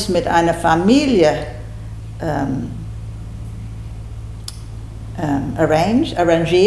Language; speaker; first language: German; non-native, learner; English